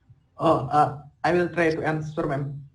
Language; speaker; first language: English; non-native, learner; Indonesian